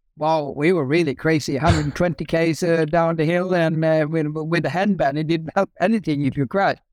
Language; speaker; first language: English; non-native, fluent; Norwegian